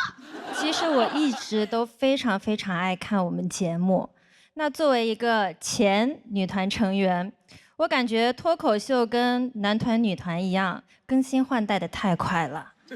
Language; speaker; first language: Chinese; native; Chinese